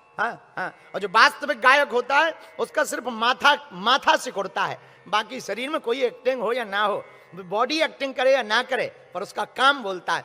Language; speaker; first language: Hindi; native; Hindi